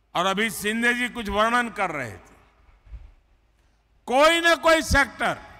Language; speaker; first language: Hindi; non-native, local second language; Gujarati